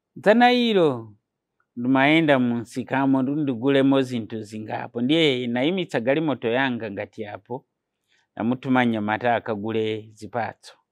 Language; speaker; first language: Nyanja; non-native, fluent; Nyankole